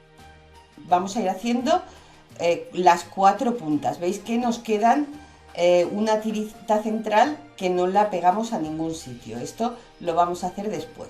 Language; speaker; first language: Spanish; native; Spanish